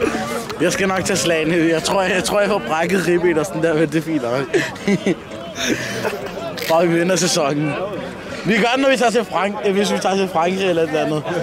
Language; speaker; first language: Danish; native; Danish